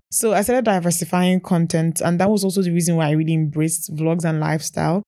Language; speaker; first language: English; non-native, local second language; Igbo